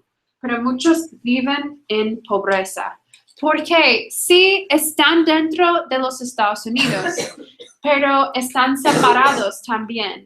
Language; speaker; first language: Spanish; non-native, fluent; English